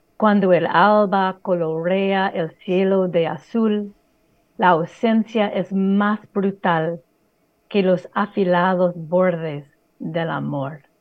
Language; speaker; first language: Spanish; non-native, fluent; English